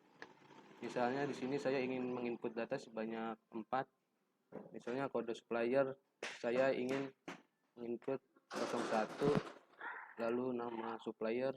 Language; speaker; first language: Indonesian; native; Indonesian